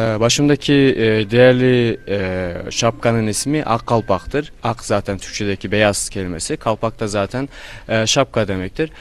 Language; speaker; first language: Turkish; non-native, fluent; Kyrgyz